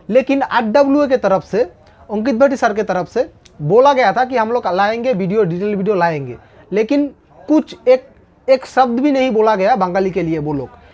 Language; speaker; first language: Hindi; non-native, local second language; Bangla